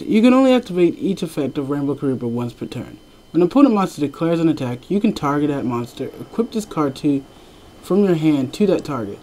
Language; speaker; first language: English; native; English